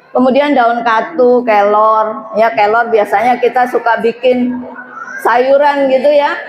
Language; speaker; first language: Indonesian; non-native, local second language; Javanese